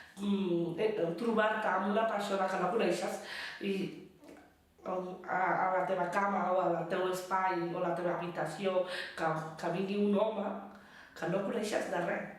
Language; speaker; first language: Catalan; early bilingual, other home language; Bangla